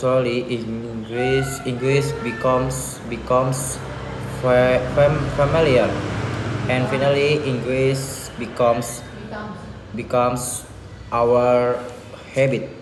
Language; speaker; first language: English; non-native, learner; Indonesian